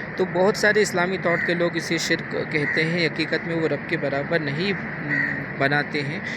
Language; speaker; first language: Urdu; native; Urdu